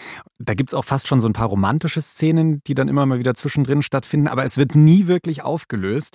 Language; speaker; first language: German; native; German